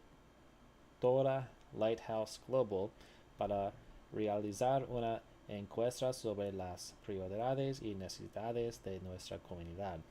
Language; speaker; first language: Spanish; non-native, learner; English